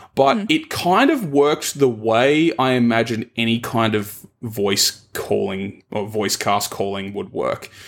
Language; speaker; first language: English; native; English